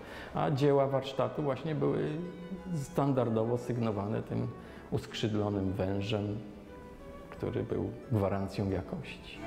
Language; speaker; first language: Polish; native; Polish